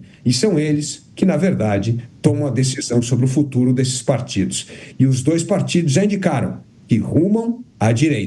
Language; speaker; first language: Portuguese; native; Portuguese